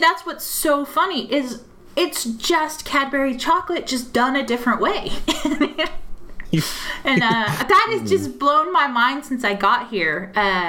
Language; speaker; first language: English; native; English